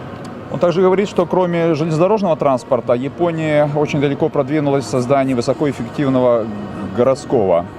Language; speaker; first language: Russian; native; Russian